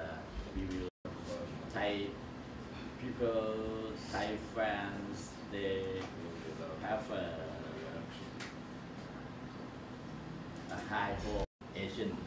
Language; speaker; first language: English; non-native, learner; Thai